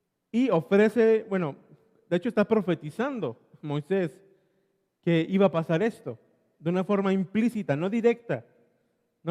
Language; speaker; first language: Spanish; native; Spanish